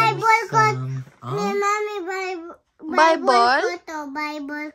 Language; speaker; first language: Filipino; early bilingual, heritage; Filipino